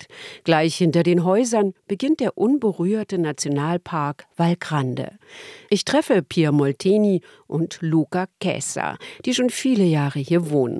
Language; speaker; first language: German; native; German